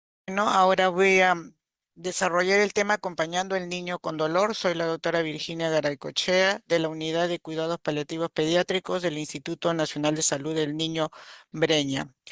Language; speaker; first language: Spanish; native; Spanish